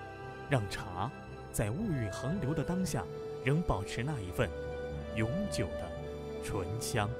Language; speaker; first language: Chinese; native; Chinese